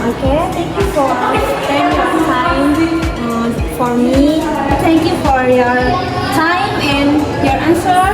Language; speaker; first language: English; non-native, learner; Indonesian